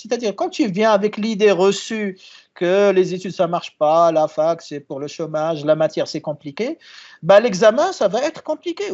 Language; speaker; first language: French; non-native, local second language; Arabic